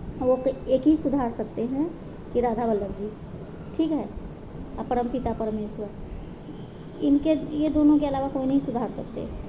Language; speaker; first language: Hindi; native; Hindi